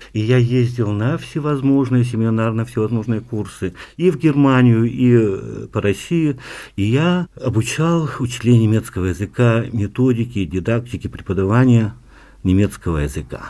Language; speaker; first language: Russian; non-native, local second language; Yakut